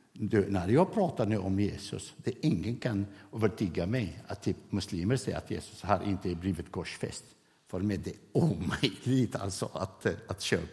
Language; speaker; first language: Swedish; non-native, fluent; Arabic